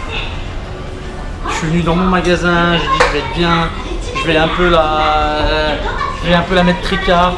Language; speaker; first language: French; native; French